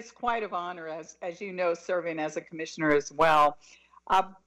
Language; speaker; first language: English; native; English